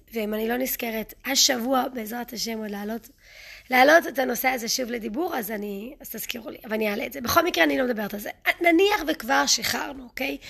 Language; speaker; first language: Hebrew; early bilingual, other home language; English